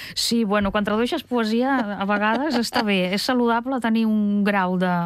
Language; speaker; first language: Catalan; non-native, fluent; Russian